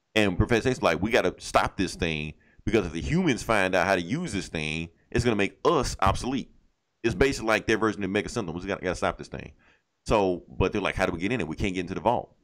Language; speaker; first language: English; native; English